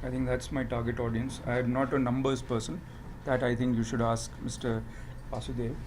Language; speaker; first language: English; non-native, local second language; Hindi